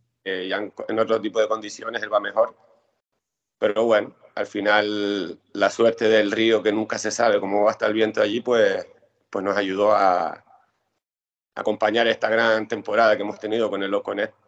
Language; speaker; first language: Spanish; native; Spanish